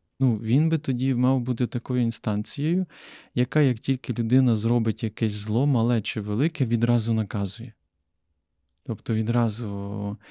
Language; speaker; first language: Ukrainian; native; Ukrainian